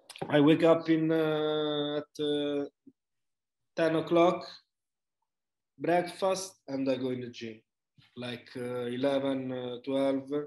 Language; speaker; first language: English; non-native, learner; Italian